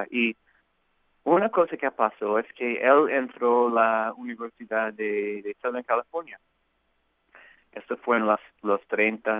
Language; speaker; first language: Spanish; non-native, fluent; English